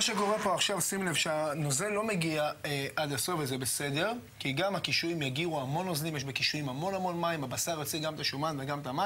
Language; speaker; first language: Hebrew; native; Hebrew